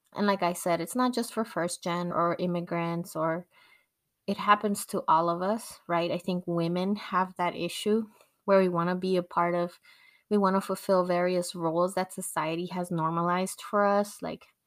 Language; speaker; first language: English; non-native, fluent; Spanish